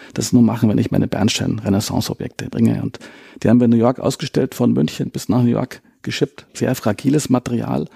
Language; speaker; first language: German; native; German